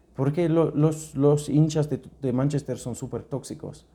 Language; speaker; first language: Spanish; non-native, fluent; English